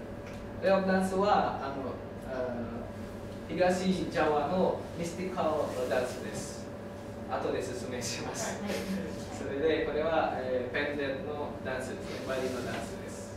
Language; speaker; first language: Japanese; non-native, learner; Indonesian